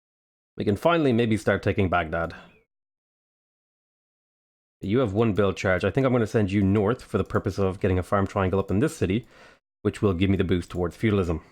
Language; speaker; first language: English; native; English